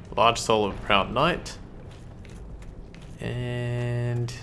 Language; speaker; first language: English; native; English